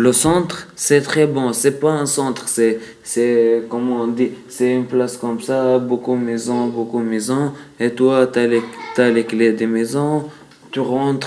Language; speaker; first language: French; non-native, learner; Arabic